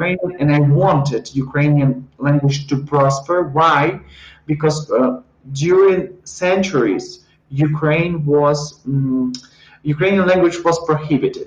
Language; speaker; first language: English; non-native, fluent; Ukrainian